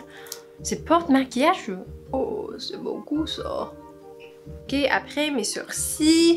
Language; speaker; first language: French; non-native, learner; English